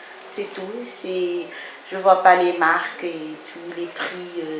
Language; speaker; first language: French; non-native, local second language; Malagasy